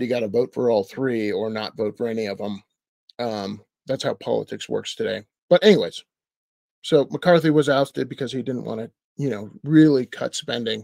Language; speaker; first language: English; native; English